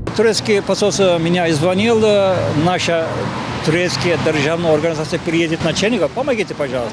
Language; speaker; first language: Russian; non-native, learner; Turkish